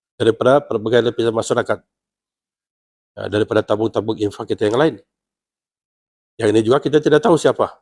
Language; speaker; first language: Malay; non-native, local second language; Central Dusun